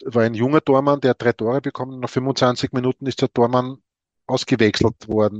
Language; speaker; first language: German; native; German